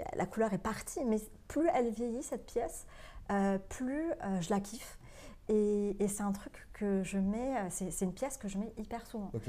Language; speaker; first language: French; non-native, local second language; Arabic